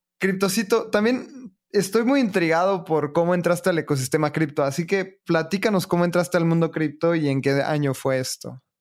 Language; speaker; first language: Spanish; native; Spanish